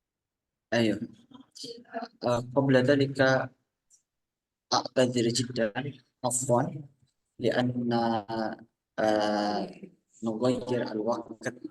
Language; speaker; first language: Arabic; non-native, fluent; Indonesian